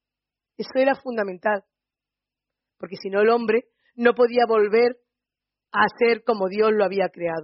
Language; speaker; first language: Spanish; native; Spanish